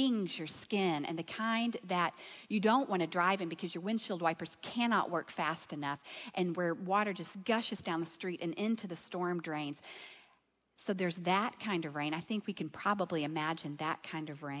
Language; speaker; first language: English; native; English